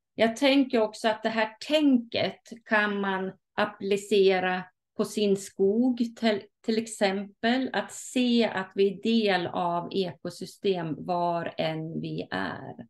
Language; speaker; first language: Swedish; native; Swedish